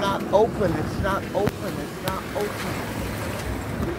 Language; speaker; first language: English; native; English